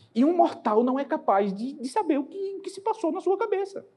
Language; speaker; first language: Portuguese; native; Portuguese